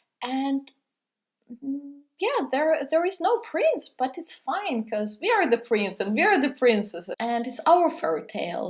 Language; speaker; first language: English; non-native, fluent; Russian